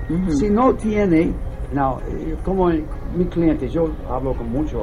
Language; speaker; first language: Spanish; non-native, learner; English